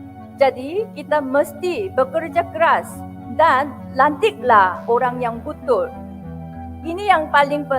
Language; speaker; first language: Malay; non-native, fluent; Korean